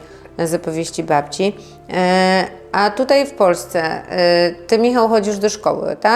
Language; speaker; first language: Polish; native; Polish